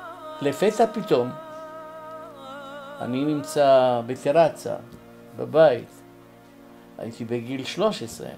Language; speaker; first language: Hebrew; non-native, fluent; Arabic